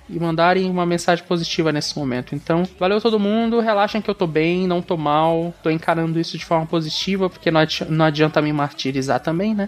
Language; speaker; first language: Portuguese; native; Portuguese